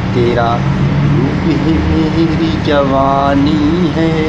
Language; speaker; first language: Hindi; native; Hindi